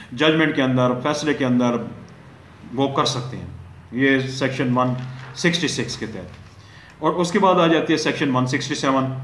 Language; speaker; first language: Urdu; native; Urdu